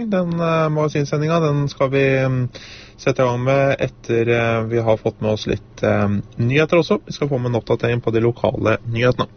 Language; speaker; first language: Norwegian; native; Norwegian